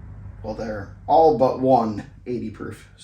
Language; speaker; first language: English; native; English